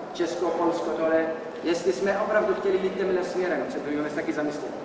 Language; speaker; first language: Czech; non-native, fluent; Arabic